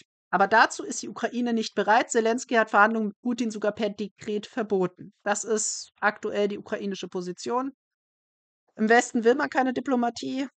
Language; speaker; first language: German; native; German